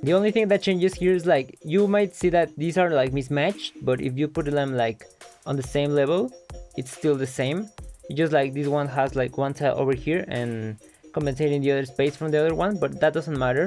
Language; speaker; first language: English; non-native, local second language; Spanish